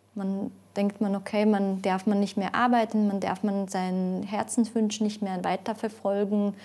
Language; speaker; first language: German; non-native, fluent; Latvian